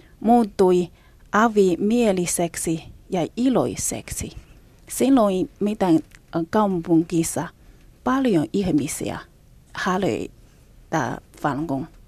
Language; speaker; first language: Finnish; non-native, learner; Chinese